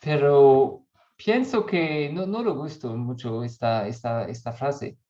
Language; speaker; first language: Spanish; non-native, learner; French